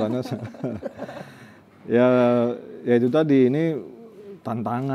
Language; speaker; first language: Indonesian; native; Indonesian